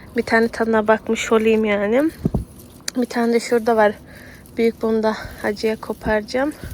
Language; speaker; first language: Turkish; early bilingual, heritage; Turkish